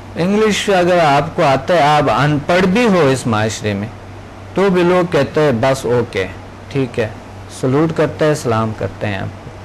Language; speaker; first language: Urdu; non-native, local second language; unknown